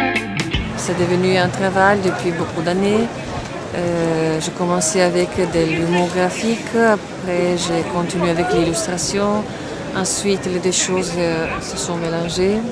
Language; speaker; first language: French; non-native, fluent; Italian